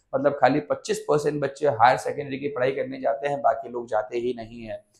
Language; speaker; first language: Hindi; non-native, local second language; Gujarati